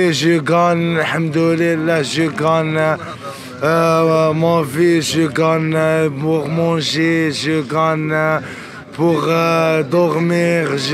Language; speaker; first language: French; non-native, learner; Arabic